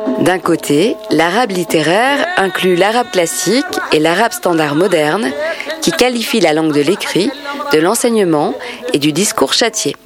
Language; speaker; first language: French; native; French